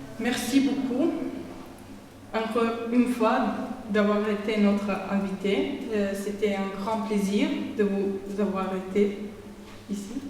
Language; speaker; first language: French; non-native, fluent; Serbian